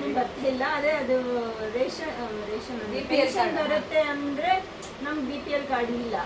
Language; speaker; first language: Kannada; non-native, local second language; Telugu